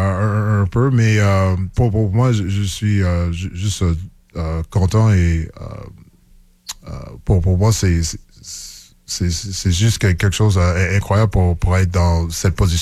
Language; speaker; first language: French; non-native, local second language; English